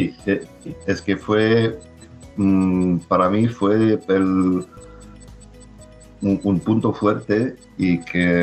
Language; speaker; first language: Spanish; non-native, fluent; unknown